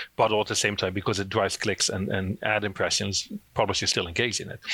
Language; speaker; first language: English; non-native, fluent; Dutch